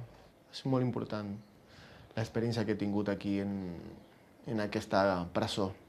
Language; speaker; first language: Catalan; non-native, fluent; Spanish